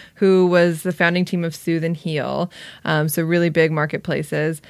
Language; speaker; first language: English; native; English